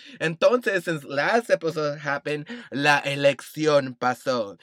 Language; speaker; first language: Spanish; early bilingual, heritage; Spanish